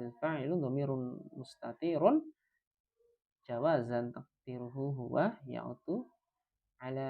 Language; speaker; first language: Arabic; non-native, fluent; Indonesian